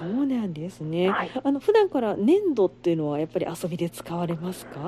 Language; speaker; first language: Japanese; native; Japanese